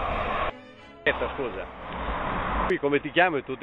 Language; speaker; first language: Italian; native; Italian